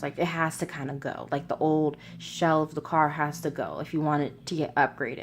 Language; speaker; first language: English; native; English